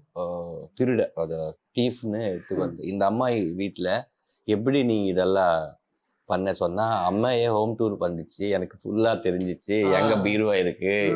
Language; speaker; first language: Tamil; non-native, learner; Telugu